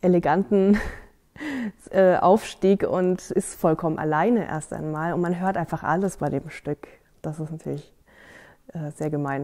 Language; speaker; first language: German; native; German